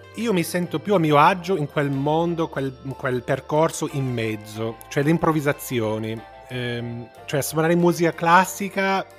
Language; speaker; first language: Italian; early bilingual, heritage; English